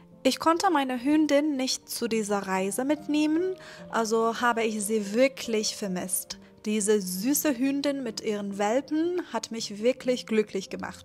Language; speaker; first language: German; non-native, fluent; Persian